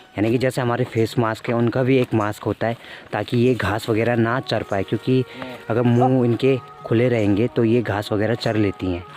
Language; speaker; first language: Hindi; non-native, local second language; Garhwali